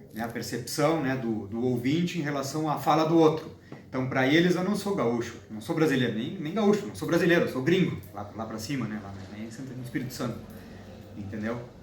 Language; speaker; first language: Portuguese; native; Portuguese